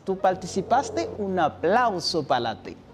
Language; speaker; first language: Spanish; non-native, fluent; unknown